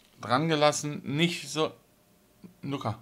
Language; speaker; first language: German; native; German